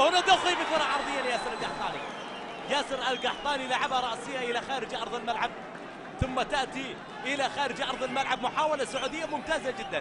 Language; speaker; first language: Arabic; native; Arabic